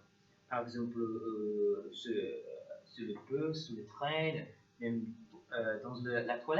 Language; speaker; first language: French; non-native, learner; English